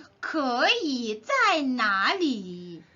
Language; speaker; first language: Chinese; non-native, learner; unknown